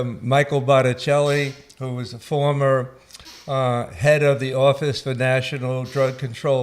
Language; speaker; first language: English; native; English